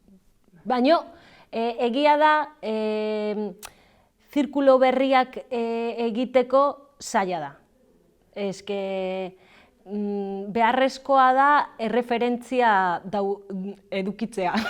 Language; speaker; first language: Basque; non-native, learner; Galician